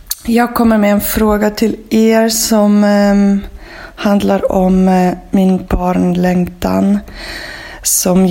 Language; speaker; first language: Swedish; non-native, fluent; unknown